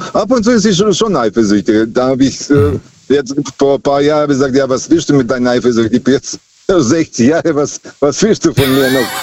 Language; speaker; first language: German; native; German